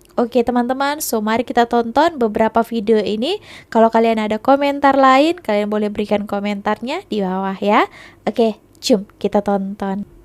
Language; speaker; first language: Indonesian; native; Indonesian